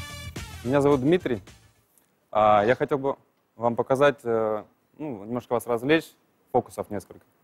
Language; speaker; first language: Russian; native; Russian